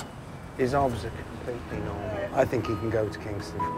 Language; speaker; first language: English; native; English